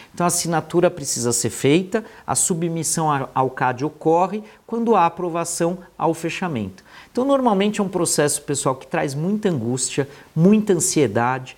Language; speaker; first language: Portuguese; native; Portuguese